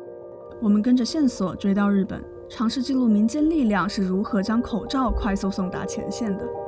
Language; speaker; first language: Chinese; native; Chinese